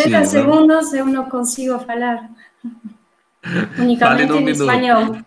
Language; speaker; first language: Portuguese; non-native, fluent; Spanish